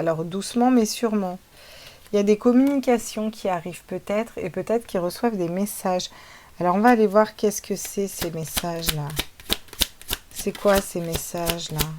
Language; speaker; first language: French; native; French